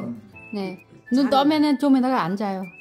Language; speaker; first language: Korean; non-native, learner; Vietnamese